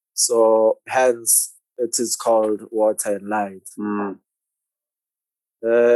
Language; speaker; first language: English; non-native, local second language; Zulu